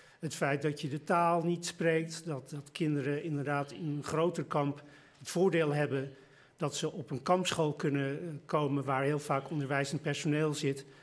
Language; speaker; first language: Dutch; early bilingual, other home language; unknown